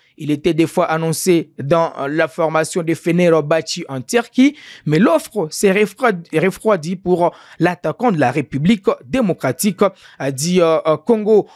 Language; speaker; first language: French; non-native, local second language; Swahili